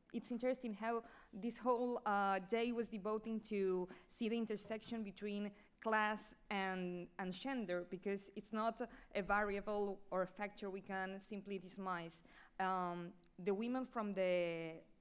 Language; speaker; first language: English; non-native, fluent; Spanish